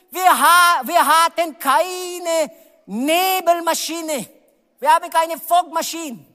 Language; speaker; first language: German; non-native, learner; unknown